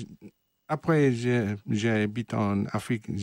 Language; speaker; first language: French; non-native, learner; English